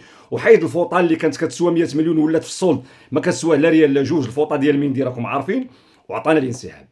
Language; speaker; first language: Arabic; native; Arabic